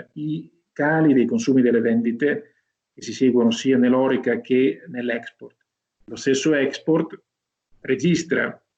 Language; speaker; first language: Italian; native; Italian